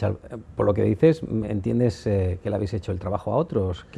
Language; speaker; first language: Spanish; native; Spanish